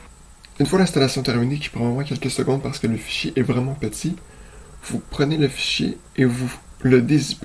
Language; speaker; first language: French; native; French